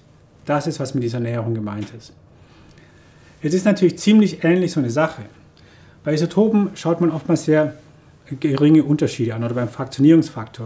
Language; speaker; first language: German; native; German